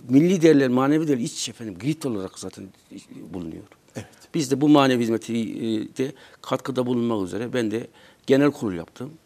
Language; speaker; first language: Turkish; native; Turkish